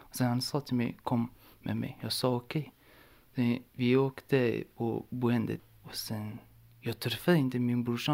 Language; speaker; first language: Swedish; non-native, learner; Persian